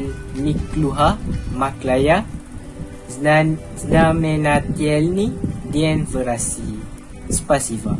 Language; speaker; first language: Russian; non-native, learner; Malay